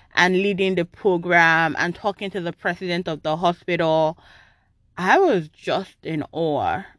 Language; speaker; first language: English; non-native, local second language; Yoruba